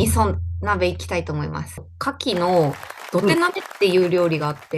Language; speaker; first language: Japanese; native; Japanese